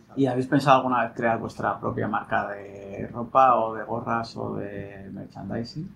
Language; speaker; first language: Spanish; native; Spanish